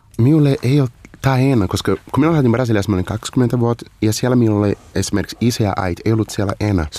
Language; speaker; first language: Finnish; non-native, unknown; Portuguese